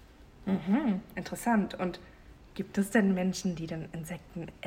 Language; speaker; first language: German; native; German